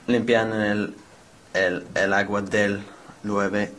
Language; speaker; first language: Spanish; non-native, learner; English